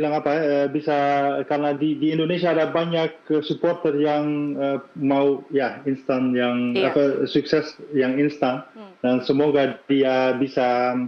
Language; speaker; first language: Indonesian; non-native, fluent; Dutch